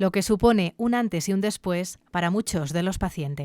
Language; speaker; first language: Spanish; native; Spanish